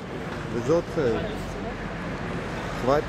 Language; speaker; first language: French; non-native, learner; Dutch